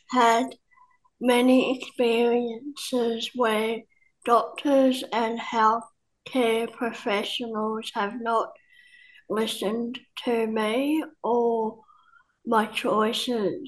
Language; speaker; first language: English; native; English